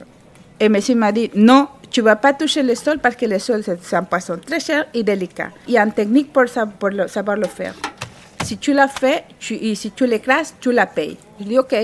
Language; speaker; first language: French; non-native, fluent; Spanish